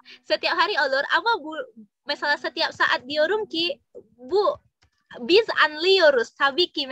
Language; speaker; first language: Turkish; non-native, learner; Indonesian